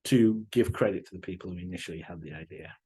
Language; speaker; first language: English; native; English